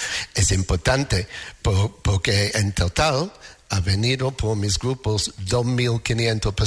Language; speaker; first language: Spanish; non-native, fluent; English